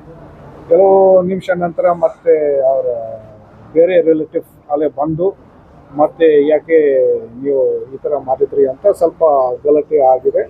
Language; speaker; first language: Kannada; non-native, local second language; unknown